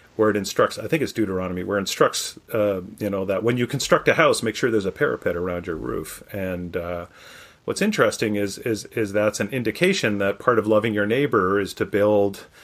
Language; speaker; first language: English; native; English